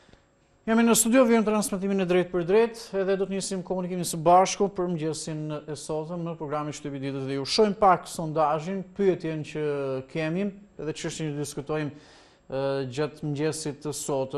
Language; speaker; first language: Albanian; native; Albanian